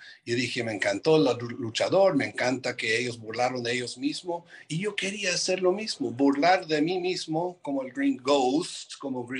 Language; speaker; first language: Spanish; non-native, fluent; English